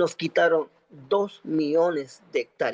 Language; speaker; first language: Spanish; non-native, local second language; Quechua